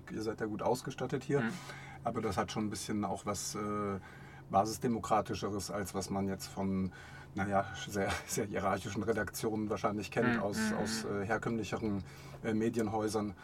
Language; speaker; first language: German; native; German